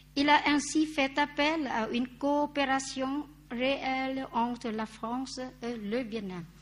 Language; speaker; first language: French; non-native, fluent; Vietnamese